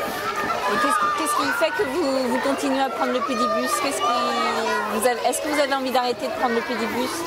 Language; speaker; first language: French; native; French